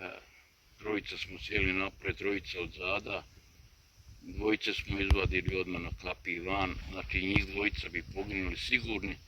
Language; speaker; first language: Croatian; native; Croatian